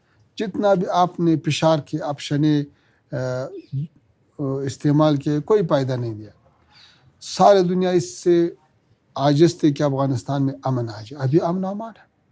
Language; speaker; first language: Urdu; non-native, fluent; Pashto